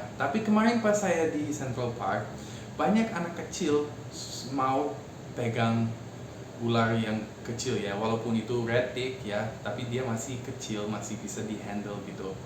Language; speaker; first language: Indonesian; non-native, fluent; English